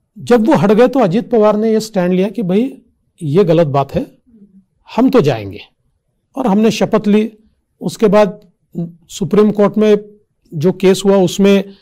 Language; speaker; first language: Hindi; non-native, local second language; Marathi